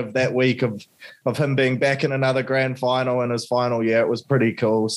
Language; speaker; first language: English; native; English